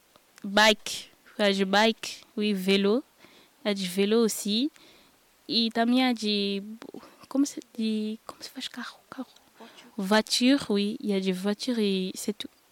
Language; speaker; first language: French; non-native, learner; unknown